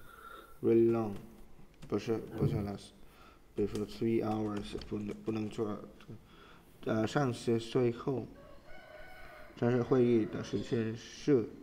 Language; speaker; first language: Chinese; non-native, fluent; Vietnamese